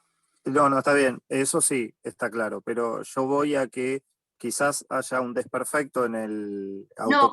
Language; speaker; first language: Spanish; native; Spanish